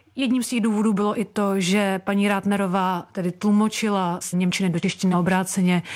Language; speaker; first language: Czech; native; Czech